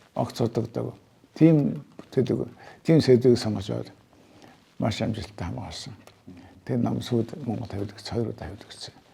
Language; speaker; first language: Mongolian; native; Mongolian